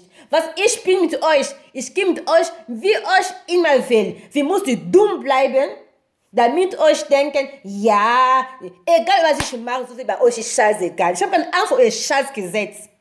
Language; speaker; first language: German; non-native, learner; Lingala